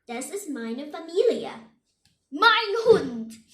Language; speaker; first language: German; non-native, learner; Vietnamese